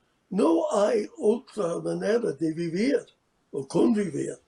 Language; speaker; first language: Spanish; non-native, fluent; English